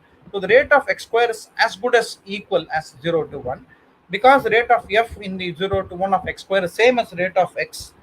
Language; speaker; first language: English; non-native, local second language; Tamil